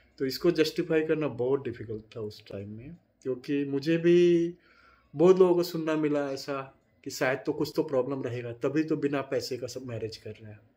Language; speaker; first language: Hindi; native; Hindi